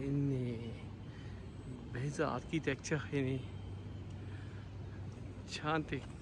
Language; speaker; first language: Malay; non-native, learner; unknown